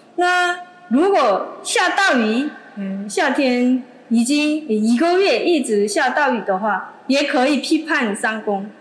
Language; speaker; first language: Chinese; non-native, fluent; Korean